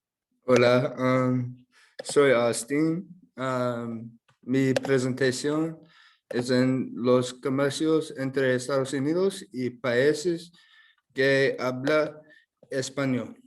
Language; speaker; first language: Spanish; non-native, learner; English